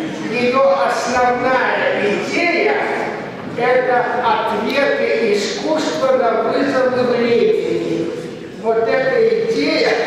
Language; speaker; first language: Russian; native; Russian